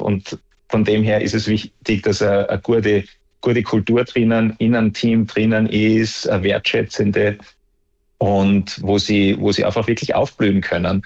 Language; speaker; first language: German; native; German